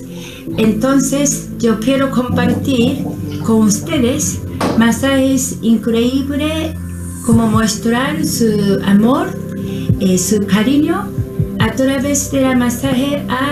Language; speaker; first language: Spanish; non-native, learner; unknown